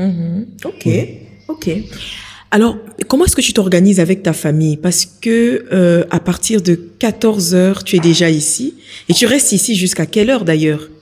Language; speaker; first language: French; native; French